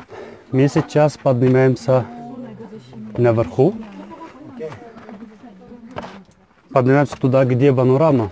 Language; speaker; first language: Russian; non-native, learner; Arabic